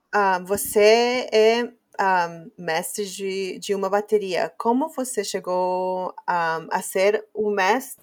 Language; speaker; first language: Portuguese; non-native, fluent; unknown